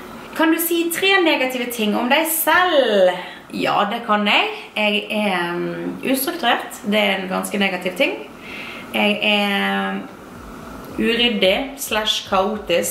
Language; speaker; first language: Norwegian; native; Norwegian